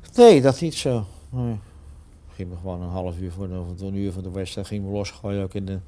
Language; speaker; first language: Dutch; native; Dutch